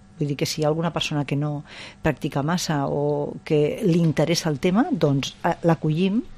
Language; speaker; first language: Catalan; non-native, local second language; Spanish